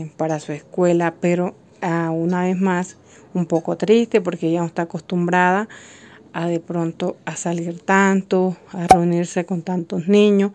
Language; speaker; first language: Spanish; native; Spanish